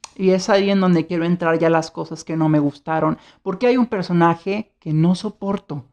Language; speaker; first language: Spanish; native; Spanish